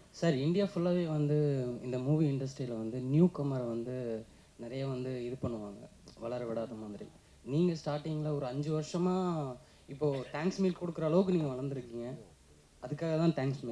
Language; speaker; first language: Tamil; native; Tamil